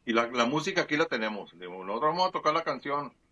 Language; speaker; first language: Spanish; early bilingual, heritage; Spanish